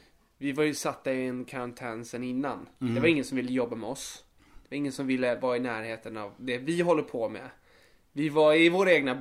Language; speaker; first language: Swedish; native; Swedish